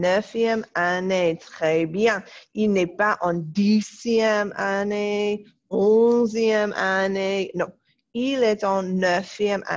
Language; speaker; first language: French; non-native, fluent; English